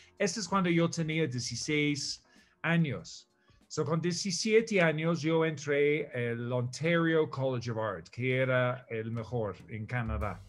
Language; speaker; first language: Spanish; non-native, fluent; English